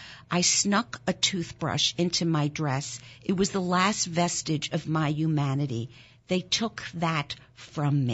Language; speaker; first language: English; non-native, fluent; German